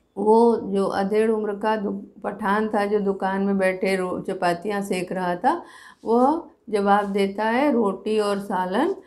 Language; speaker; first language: Hindi; native; Hindi